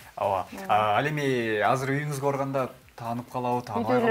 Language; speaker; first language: Kyrgyz; native; Kyrgyz